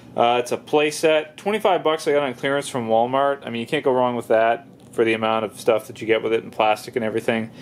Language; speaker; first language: English; native; English